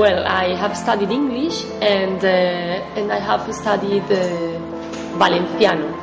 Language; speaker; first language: English; non-native, fluent; Spanish